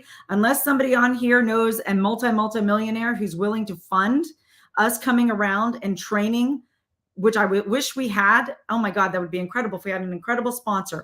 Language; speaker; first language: English; native; English